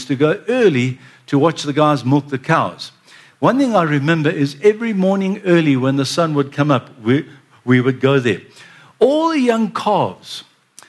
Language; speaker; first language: English; native; English